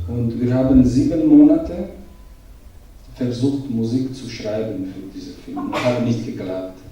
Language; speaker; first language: German; non-native, learner; Georgian